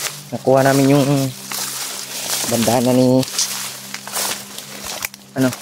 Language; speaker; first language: Filipino; non-native, local second language; Cebuano